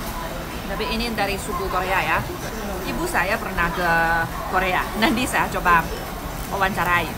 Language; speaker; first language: Indonesian; non-native, fluent; Chinese